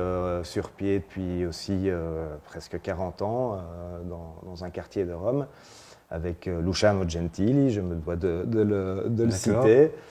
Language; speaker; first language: French; native; French